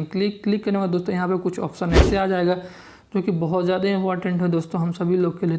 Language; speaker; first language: Hindi; native; Hindi